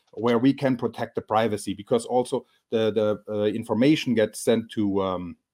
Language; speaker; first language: English; non-native, fluent; German